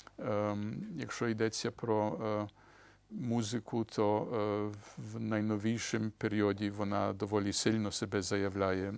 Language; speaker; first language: Ukrainian; early bilingual, heritage; Ukrainian